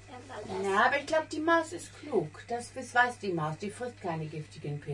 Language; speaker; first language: German; native; German